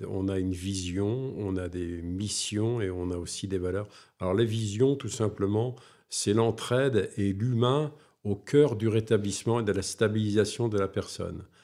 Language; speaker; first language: French; native; French